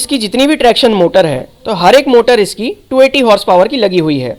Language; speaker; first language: Hindi; native; Hindi